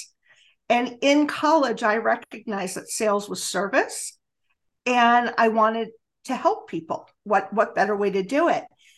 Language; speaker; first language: English; native; English